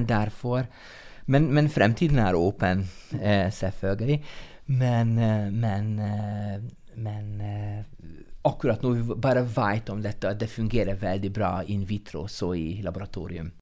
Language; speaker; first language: Norwegian; non-native, fluent; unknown